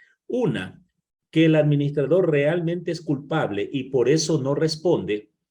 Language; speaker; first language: Spanish; native; Spanish